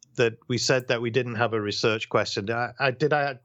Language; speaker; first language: English; native; English